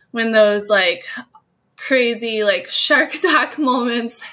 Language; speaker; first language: English; native; English